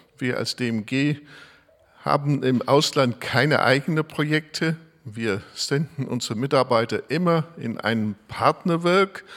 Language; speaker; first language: German; non-native, fluent; English